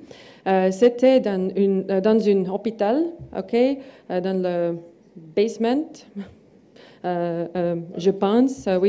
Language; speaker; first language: French; non-native, learner; Estonian